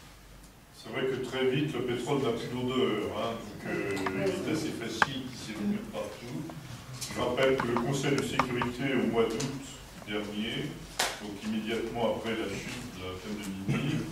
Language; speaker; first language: French; native; French